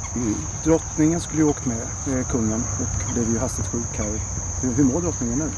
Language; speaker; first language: Swedish; native; Swedish